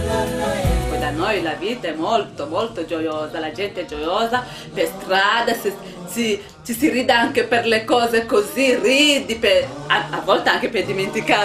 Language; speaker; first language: Italian; non-native, fluent; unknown